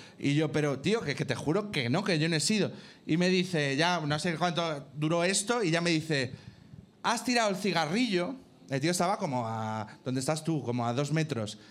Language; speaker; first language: Spanish; native; Spanish